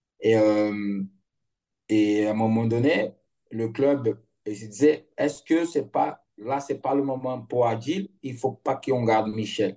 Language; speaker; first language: French; non-native, fluent; Portuguese